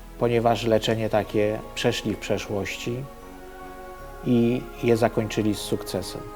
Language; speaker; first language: Polish; native; Polish